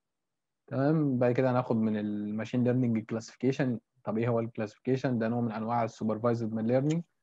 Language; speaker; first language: Arabic; native; Arabic